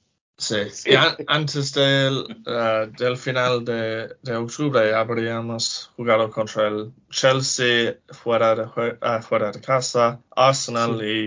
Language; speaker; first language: Spanish; non-native, learner; English